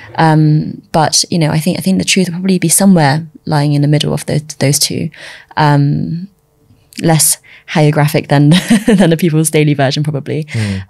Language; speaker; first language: English; early bilingual, other home language; Chinese